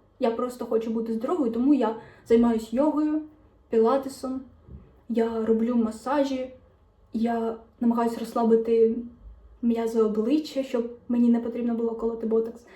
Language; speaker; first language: Ukrainian; non-native, local second language; Russian